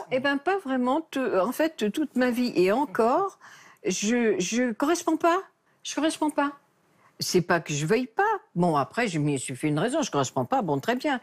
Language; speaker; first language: French; native; French